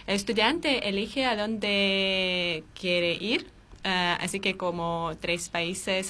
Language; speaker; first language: Spanish; non-native, learner; Armenian